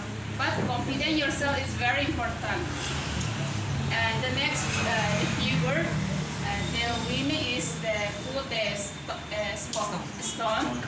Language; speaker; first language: English; non-native, learner; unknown